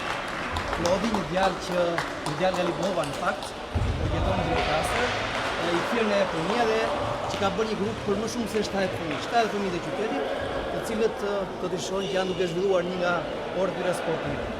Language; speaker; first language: Albanian; native; Albanian